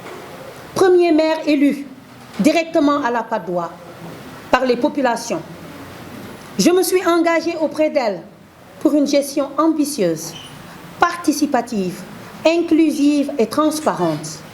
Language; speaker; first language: French; non-native, local second language; Wolof